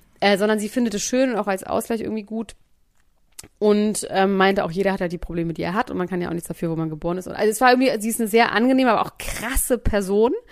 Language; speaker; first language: German; native; German